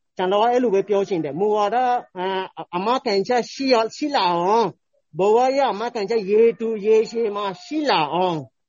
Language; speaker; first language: Burmese; non-native, local second language; Rohingya